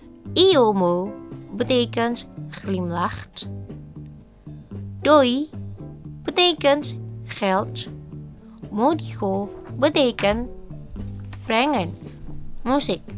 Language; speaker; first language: Dutch; non-native, fluent; Indonesian